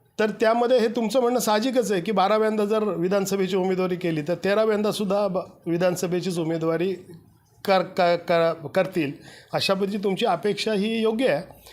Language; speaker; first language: Marathi; native; Marathi